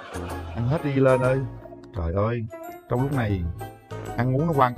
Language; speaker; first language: Vietnamese; native; Vietnamese